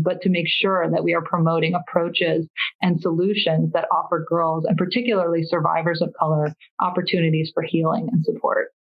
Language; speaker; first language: English; early bilingual, other home language; Persian